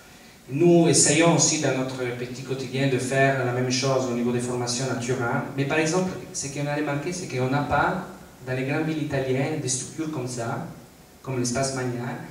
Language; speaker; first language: French; non-native, fluent; Italian